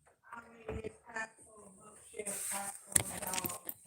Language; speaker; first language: English; native; English